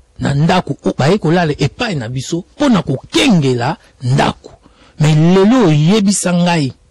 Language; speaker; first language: Lingala; non-native, local second language; Kongo